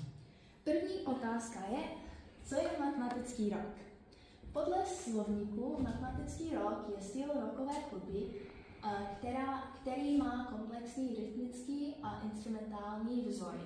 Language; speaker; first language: Czech; non-native, learner; English